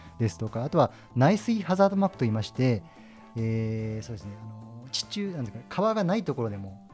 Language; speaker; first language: Japanese; native; Japanese